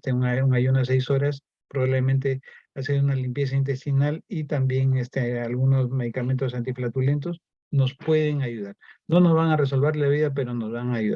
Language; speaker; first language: Spanish; native; Spanish